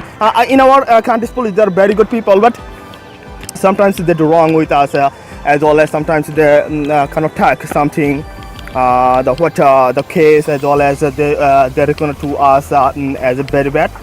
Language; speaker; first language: English; non-native, fluent; Bangla